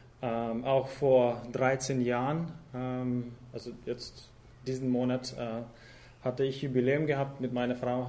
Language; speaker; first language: German; non-native, fluent; Russian